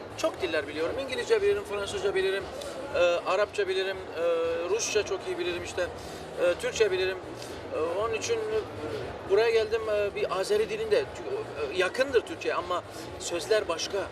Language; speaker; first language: Turkish; early bilingual, heritage; Turkish